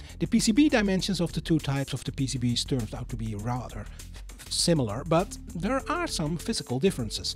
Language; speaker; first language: English; non-native, fluent; Dutch